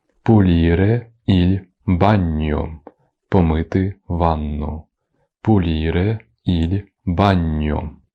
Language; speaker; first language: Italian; non-native, fluent; Ukrainian